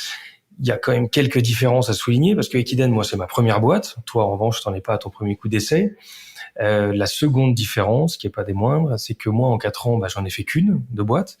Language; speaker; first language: French; native; French